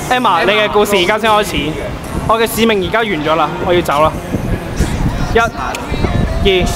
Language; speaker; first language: Chinese; native; Chinese